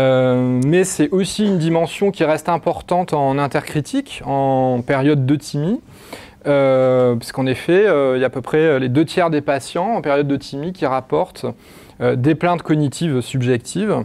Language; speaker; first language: French; native; French